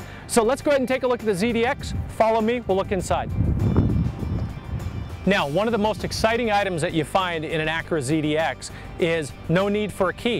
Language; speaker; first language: English; native; English